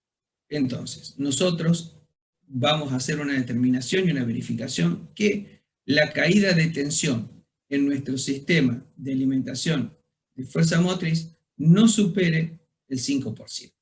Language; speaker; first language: Spanish; native; Spanish